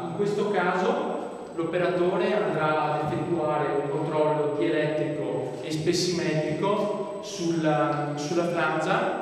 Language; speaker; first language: Italian; native; Italian